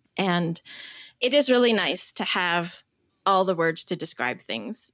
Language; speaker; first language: English; early bilingual, other home language; Chinese